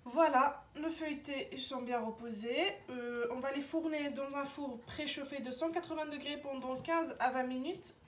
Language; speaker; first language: French; non-native, local second language; Arabic